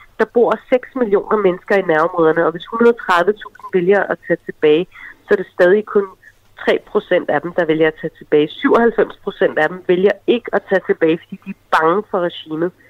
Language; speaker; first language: Danish; early bilingual, other home language; Arabic